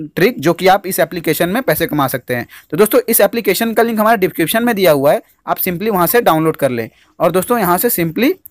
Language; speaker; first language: Hindi; native; Hindi